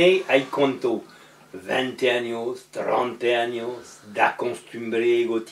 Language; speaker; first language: Spanish; non-native, learner; French